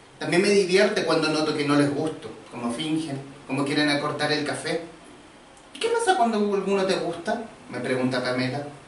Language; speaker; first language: Spanish; native; Spanish